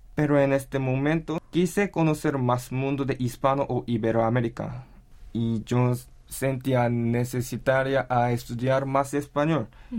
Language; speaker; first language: Spanish; non-native, learner; Korean